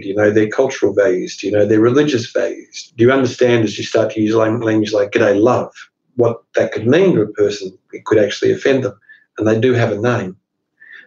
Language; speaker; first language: English; native; English